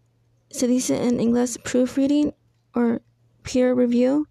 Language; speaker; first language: Spanish; non-native, learner; English